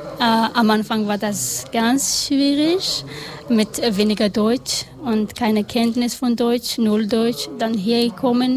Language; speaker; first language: German; non-native, learner; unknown